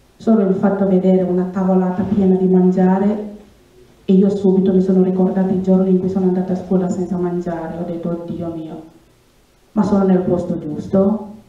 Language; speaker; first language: Italian; non-native, fluent; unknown